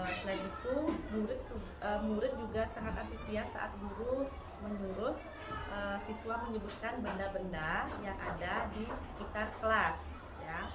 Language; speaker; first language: Indonesian; native; Indonesian